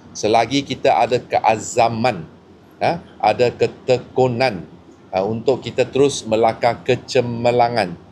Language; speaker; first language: Malay; non-native, local second language; Chinese